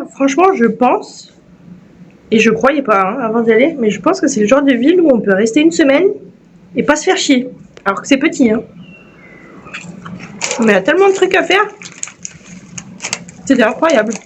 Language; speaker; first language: French; native; French